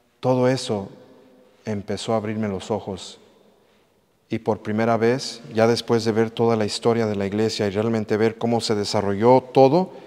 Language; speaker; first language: Spanish; early bilingual, heritage; English